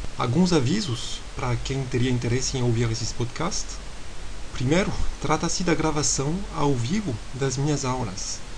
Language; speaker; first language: Portuguese; non-native, fluent; French